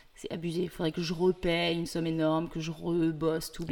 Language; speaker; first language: French; native; French